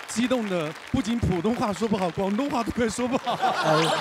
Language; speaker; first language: Chinese; native; Chinese